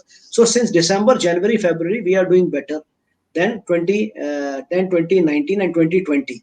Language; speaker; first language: English; non-native, local second language; Hindi